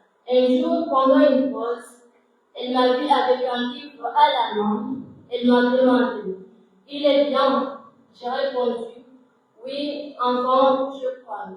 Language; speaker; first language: French; non-native, local second language; Comorian